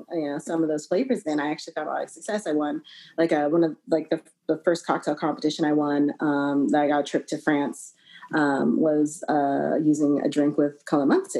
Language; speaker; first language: English; early bilingual, other home language; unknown